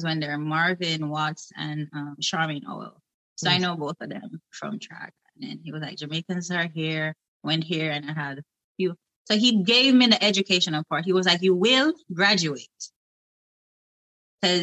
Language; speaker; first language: English; non-native, local second language; Jamaican Creole English